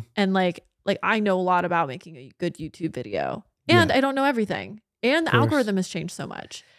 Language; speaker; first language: English; native; English